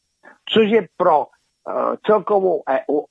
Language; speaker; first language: Czech; native; Czech